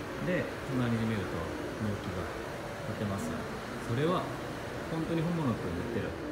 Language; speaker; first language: Japanese; non-native, learner; Korean